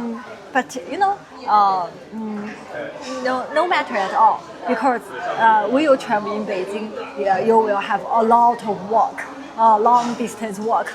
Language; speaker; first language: English; non-native, fluent; Chinese